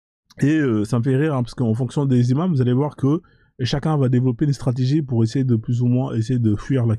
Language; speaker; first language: French; native; French